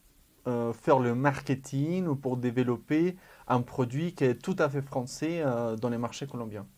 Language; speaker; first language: French; non-native, fluent; Spanish